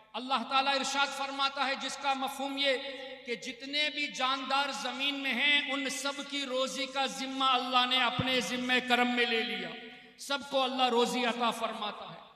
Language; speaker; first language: Urdu; non-native, fluent; Memoni